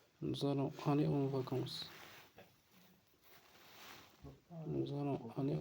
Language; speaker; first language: French; non-native, learner; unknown